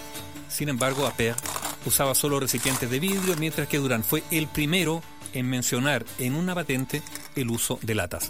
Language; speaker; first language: Spanish; native; Spanish